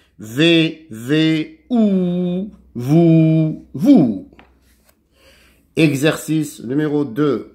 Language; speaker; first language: French; non-native, local second language; Arabic